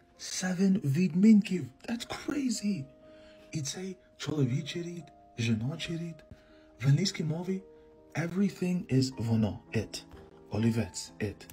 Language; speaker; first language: Ukrainian; non-native, fluent; English